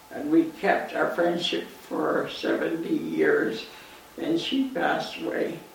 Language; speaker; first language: English; native; English